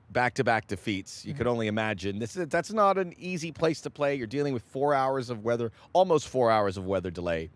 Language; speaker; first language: English; native; English